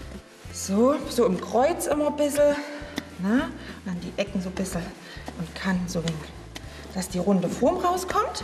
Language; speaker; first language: German; native; German